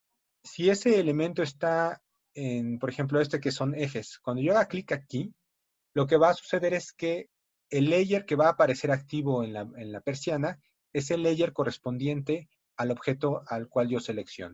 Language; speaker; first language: Spanish; native; Spanish